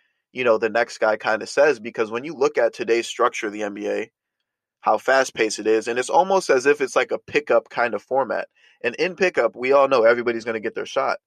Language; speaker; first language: English; native; English